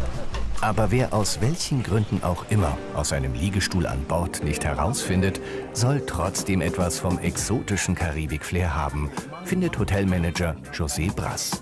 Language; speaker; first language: German; native; German